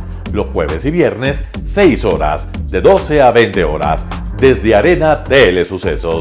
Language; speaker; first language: Spanish; native; Spanish